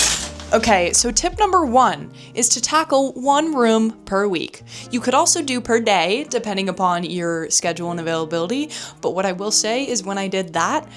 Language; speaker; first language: English; native; English